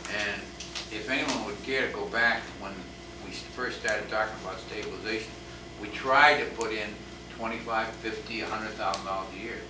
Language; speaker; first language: English; native; English